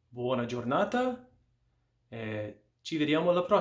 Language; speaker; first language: Italian; non-native, fluent; English